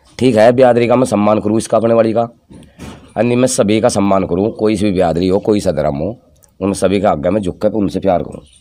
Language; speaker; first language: Hindi; native; Hindi